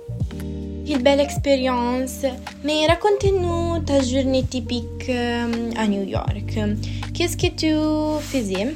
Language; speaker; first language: French; non-native, learner; Italian